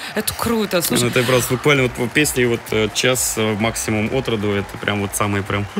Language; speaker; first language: Russian; native; Russian